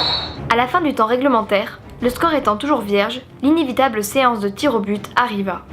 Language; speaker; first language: French; native; French